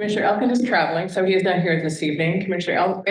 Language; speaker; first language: English; native; English